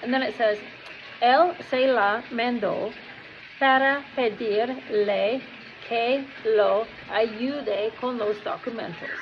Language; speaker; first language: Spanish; non-native, learner; English